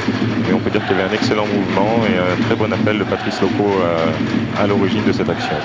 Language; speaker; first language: French; native; French